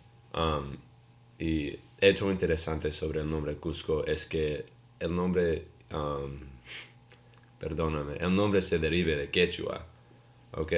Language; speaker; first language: Spanish; non-native, learner; English